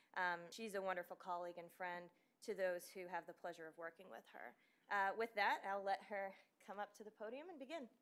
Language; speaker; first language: English; native; English